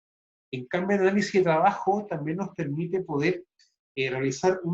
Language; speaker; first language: Spanish; native; Spanish